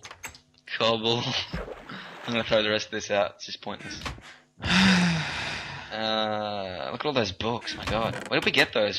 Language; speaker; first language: English; native; English